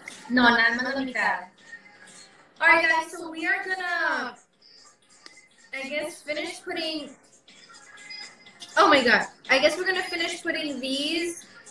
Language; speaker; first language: English; early bilingual, other home language; Spanish